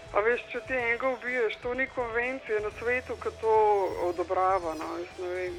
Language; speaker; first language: Slovenian; early bilingual, other home language; Serbian